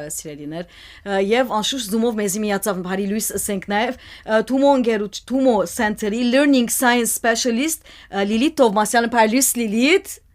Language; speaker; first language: Armenian; native; Armenian